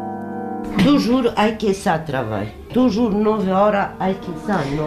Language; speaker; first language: French; non-native, learner; Romany